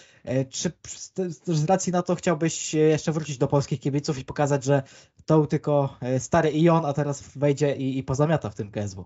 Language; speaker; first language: Polish; native; Polish